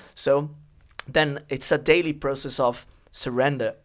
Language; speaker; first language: English; non-native, fluent; Portuguese